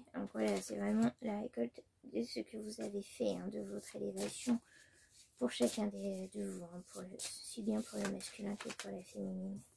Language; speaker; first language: French; native; French